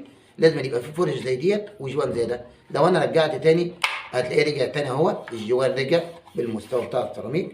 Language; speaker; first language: Arabic; native; Arabic